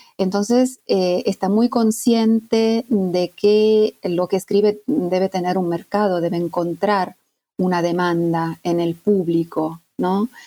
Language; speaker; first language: Spanish; non-native, fluent; Italian